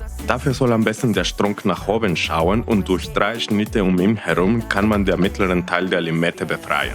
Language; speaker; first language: German; non-native, fluent; Spanish